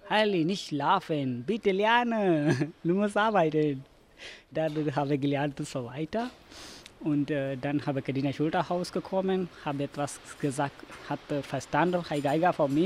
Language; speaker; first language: German; non-native, learner; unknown